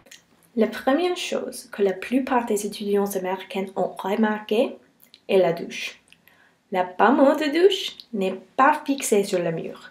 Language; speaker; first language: French; non-native, learner; English